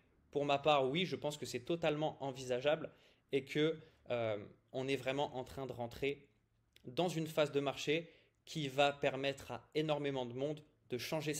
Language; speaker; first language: French; native; French